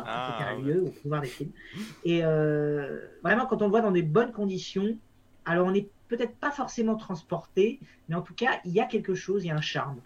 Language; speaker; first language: French; native; French